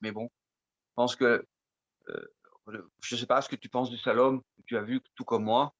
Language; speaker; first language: French; native; French